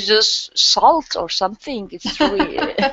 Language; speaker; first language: English; non-native, learner; Turkish